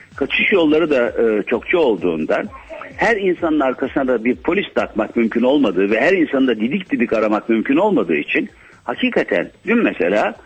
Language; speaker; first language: Turkish; native; Turkish